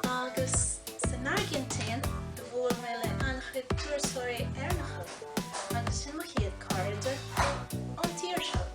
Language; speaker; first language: Irish; non-native, fluent; Portuguese